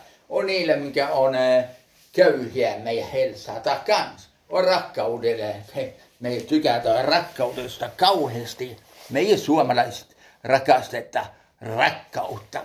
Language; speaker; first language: Finnish; early bilingual, heritage; Finnish